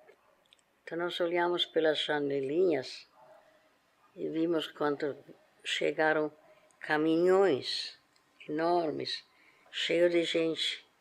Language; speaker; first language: Portuguese; non-native, fluent; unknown